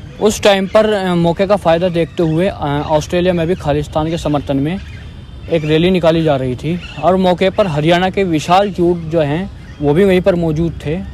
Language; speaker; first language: Hindi; native; Hindi